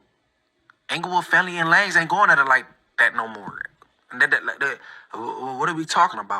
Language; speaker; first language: English; native; English